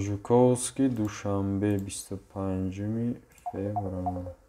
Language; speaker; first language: Russian; non-native, local second language; Tajik